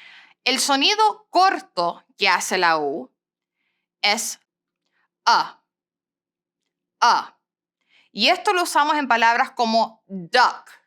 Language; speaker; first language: Spanish; non-native, fluent; English